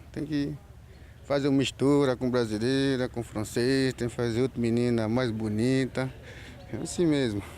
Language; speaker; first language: Portuguese; non-native, learner; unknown